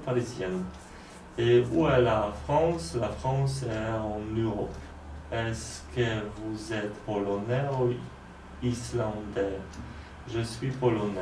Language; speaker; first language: French; non-native, learner; Polish